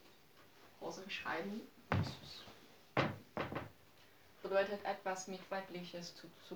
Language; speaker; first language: German; non-native, learner; Chinese